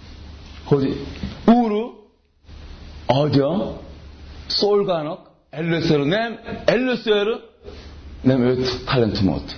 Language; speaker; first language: Hungarian; non-native, learner; Korean